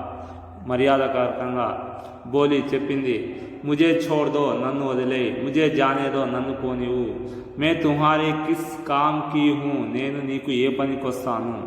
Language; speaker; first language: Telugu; native; Telugu